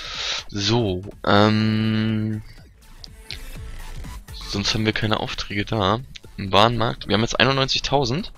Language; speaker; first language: German; native; German